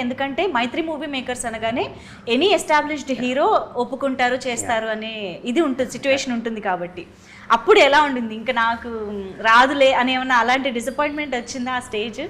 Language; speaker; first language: Telugu; native; Telugu